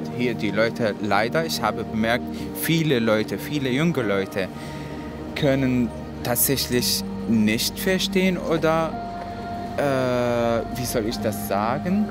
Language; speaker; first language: German; non-native, fluent; Arabic